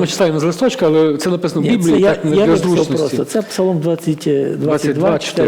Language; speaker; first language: Ukrainian; native; Ukrainian